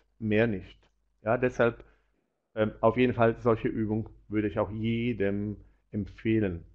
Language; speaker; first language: German; non-native, fluent; Polish